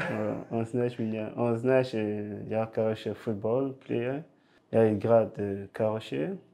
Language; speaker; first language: Russian; non-native, learner; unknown